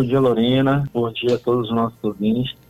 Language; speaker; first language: Portuguese; native; Portuguese